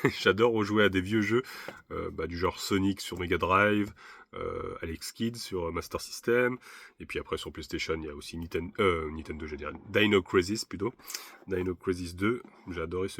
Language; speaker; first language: French; native; French